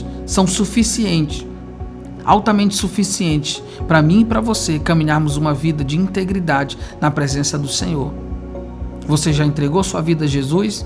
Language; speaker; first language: Portuguese; native; Portuguese